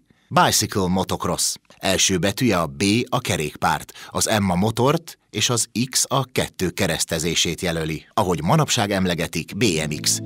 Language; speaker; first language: Hungarian; native; Hungarian